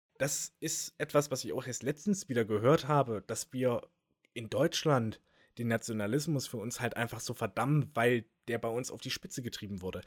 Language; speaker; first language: German; native; German